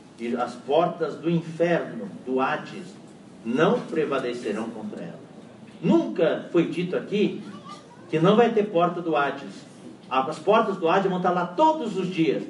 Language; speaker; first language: Portuguese; non-native, fluent; Chinese